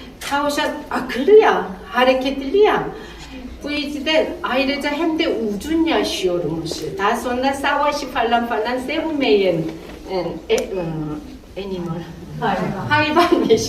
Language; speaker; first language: Turkish; non-native, learner; Korean